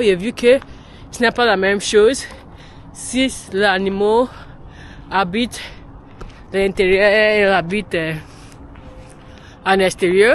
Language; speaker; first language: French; non-native, learner; English